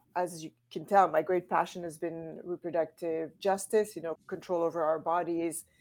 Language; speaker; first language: English; native; English